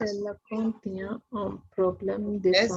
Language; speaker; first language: French; non-native, learner; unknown